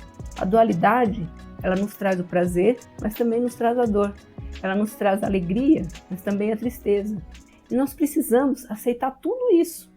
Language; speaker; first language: Portuguese; native; Portuguese